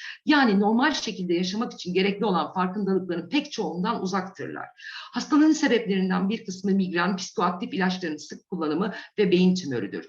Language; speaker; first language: Turkish; native; Turkish